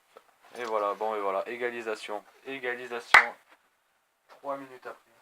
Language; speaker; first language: French; native; French